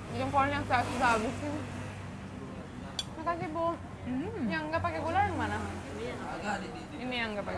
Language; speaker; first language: Indonesian; non-native, fluent; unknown